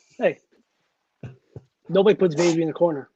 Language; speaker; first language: English; native; English